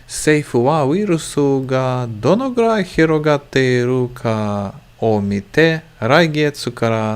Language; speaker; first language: Japanese; non-native, learner; English